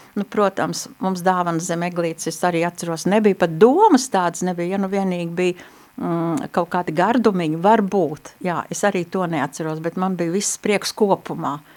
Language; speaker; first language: Latvian; native; Latvian